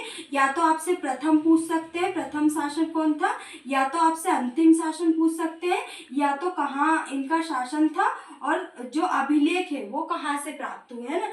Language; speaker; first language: Hindi; native; Hindi